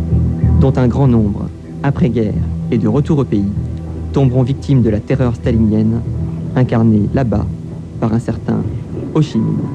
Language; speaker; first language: French; native; French